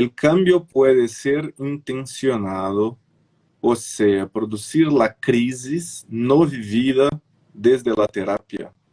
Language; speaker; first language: Spanish; non-native, fluent; Portuguese